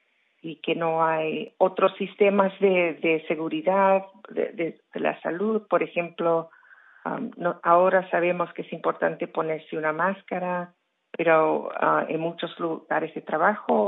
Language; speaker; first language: Spanish; early bilingual, heritage; Spanish